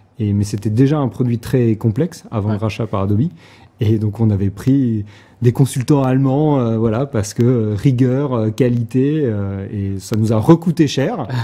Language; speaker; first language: French; native; French